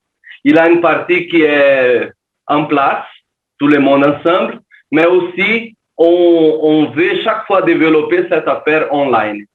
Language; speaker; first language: French; non-native, learner; Portuguese